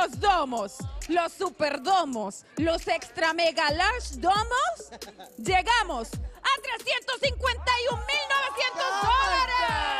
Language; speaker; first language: Spanish; native; Spanish